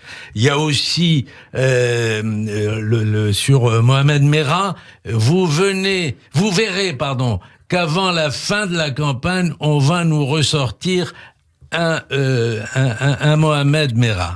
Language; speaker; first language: French; native; French